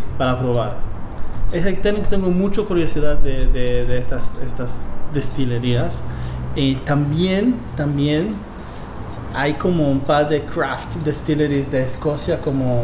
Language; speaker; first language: Spanish; non-native, fluent; English